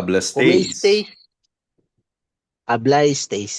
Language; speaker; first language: Spanish; non-native, learner; Filipino